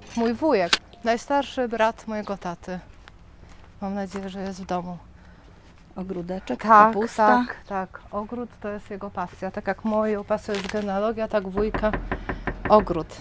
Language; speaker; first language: Polish; native; Polish